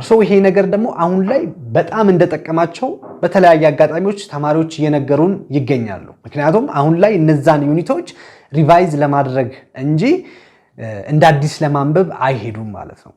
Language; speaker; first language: Amharic; native; Amharic